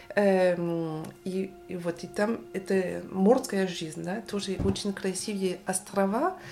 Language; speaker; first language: Russian; non-native, fluent; French